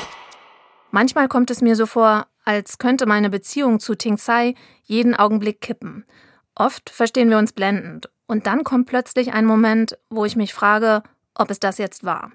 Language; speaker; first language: German; native; German